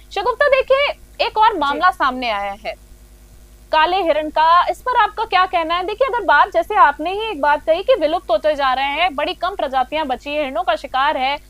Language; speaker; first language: Hindi; native; Hindi